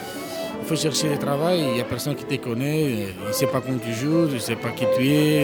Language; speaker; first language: French; non-native, learner; Romanian